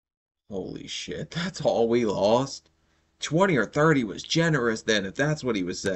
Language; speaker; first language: English; native; English